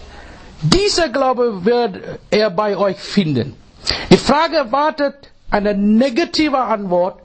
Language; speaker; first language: German; non-native, fluent; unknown